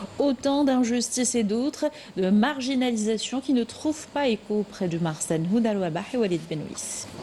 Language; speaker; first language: French; non-native, local second language; Arabic